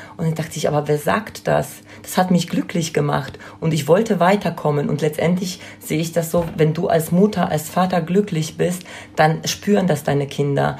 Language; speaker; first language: German; non-native, fluent; Polish